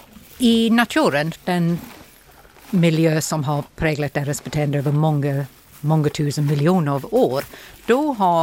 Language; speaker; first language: Swedish; non-native, fluent; English